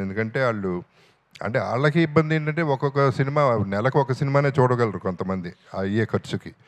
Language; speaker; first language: Telugu; native; Telugu